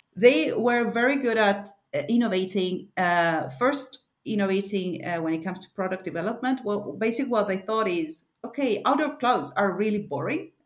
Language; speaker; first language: English; non-native, fluent; Spanish